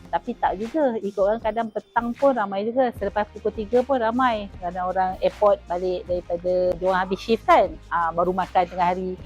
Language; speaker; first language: Malay; native; Malay